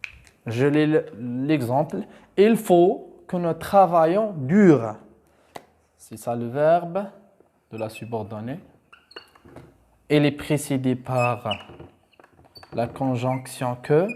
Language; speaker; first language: French; non-native, local second language; Arabic